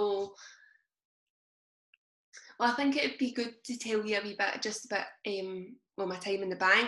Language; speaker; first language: English; native; English